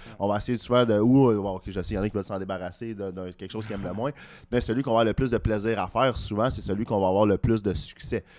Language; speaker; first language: French; native; French